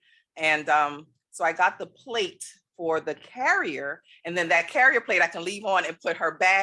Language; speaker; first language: English; native; English